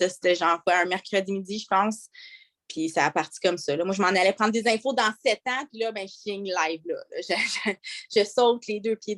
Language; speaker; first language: French; native; French